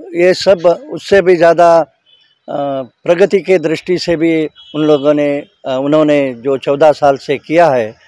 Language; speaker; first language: Hindi; non-native, local second language; Kannada